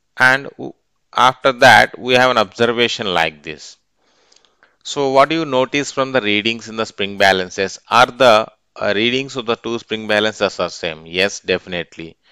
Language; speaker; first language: English; non-native, local second language; Telugu